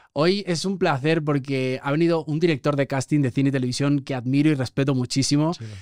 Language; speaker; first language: Spanish; native; Spanish